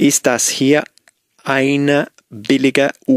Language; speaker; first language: German; non-native, learner; Spanish